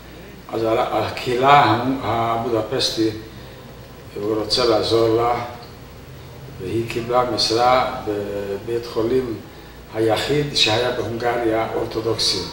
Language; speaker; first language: Hebrew; non-native, fluent; Hungarian